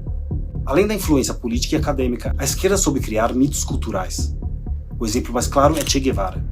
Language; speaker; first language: Portuguese; native; Portuguese